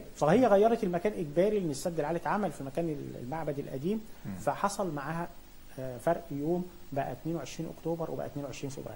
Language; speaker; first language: Arabic; native; Arabic